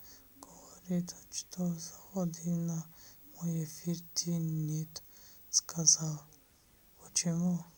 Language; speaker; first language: Russian; non-native, learner; Tajik